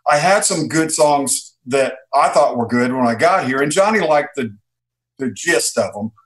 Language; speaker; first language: English; native; English